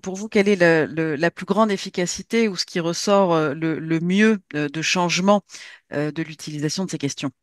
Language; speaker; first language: French; native; French